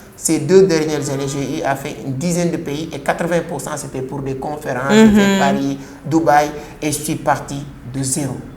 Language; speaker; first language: French; non-native, local second language; Wolof